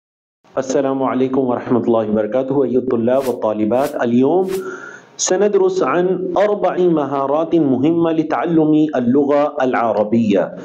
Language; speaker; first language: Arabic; non-native, fluent; Urdu